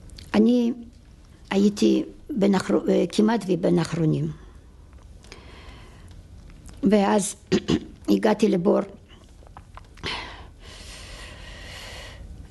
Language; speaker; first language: Hebrew; non-native, fluent; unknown